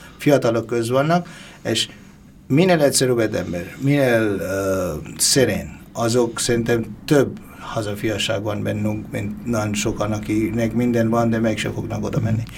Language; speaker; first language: Hungarian; non-native, fluent; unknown